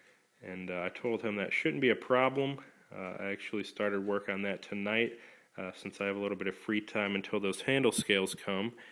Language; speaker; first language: English; native; English